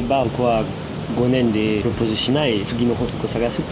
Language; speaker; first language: Japanese; non-native, learner; French